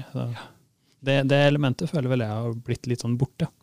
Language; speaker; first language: Norwegian; native; Norwegian